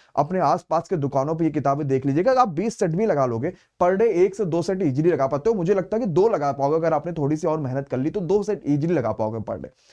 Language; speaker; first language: Hindi; native; Hindi